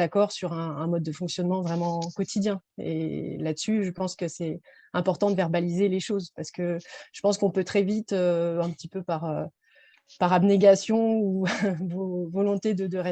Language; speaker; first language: French; native; French